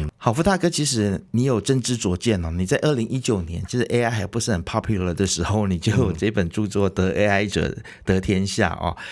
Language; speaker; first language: Chinese; native; Chinese